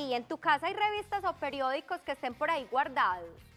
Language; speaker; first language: Spanish; native; Spanish